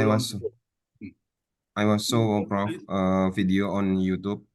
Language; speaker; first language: English; non-native, learner; Indonesian